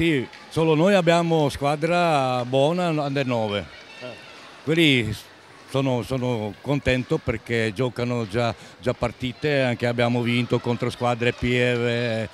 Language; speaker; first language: Italian; non-native, learner; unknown